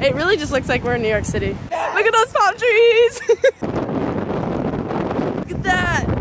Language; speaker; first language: English; native; English